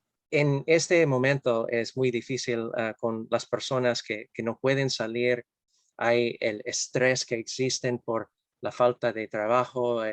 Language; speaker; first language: Spanish; non-native, fluent; English